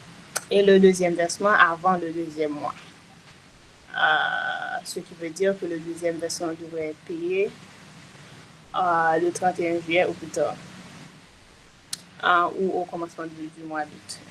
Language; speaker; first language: French; non-native, local second language; Haitian Creole